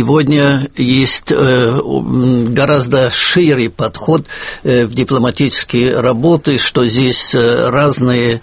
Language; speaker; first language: Russian; non-native, fluent; German